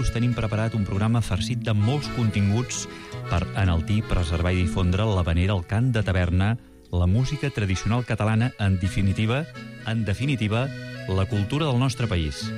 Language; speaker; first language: Catalan; native; Catalan